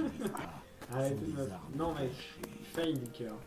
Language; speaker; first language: French; native; French